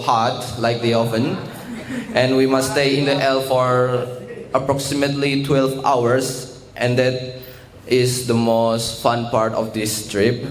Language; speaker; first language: English; non-native, learner; Indonesian